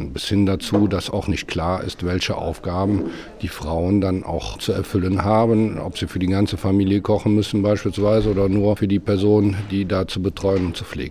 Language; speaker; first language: German; native; German